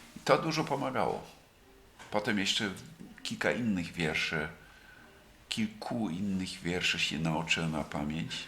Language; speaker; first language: Polish; non-native, fluent; German